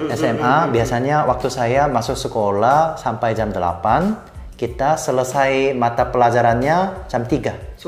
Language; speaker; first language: Indonesian; non-native, fluent; Korean